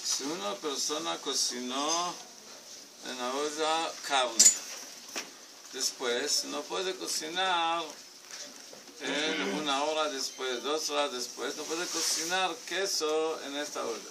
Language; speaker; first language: Spanish; non-native, fluent; Hebrew